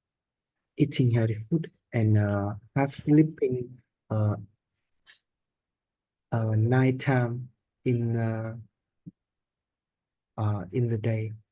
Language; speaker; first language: English; non-native, learner; Vietnamese